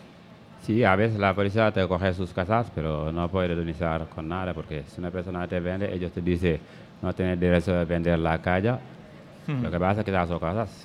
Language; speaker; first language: Spanish; non-native, learner; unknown